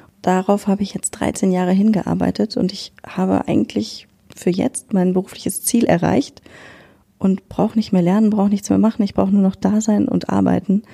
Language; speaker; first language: German; native; German